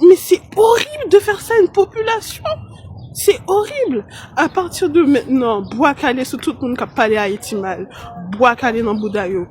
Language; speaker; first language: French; non-native, local second language; Haitian Creole